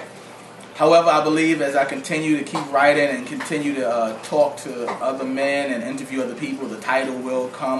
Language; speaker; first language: English; native; English